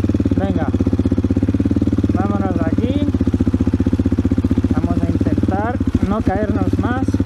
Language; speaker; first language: Spanish; native; Spanish